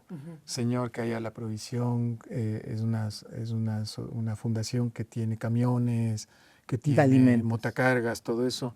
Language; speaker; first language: Spanish; native; Spanish